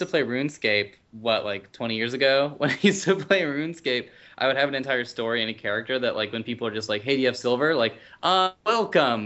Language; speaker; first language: English; native; English